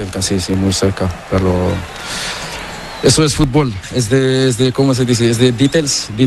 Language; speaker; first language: Spanish; non-native, learner; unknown